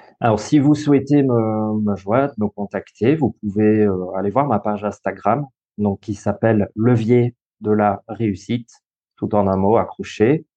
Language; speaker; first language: French; native; French